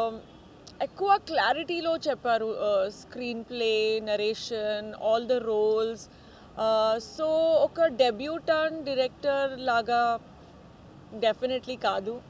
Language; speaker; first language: Telugu; non-native, fluent; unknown